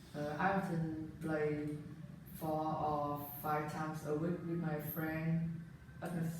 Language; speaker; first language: English; non-native, learner; Vietnamese